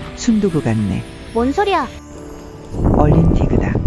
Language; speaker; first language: Korean; native; Korean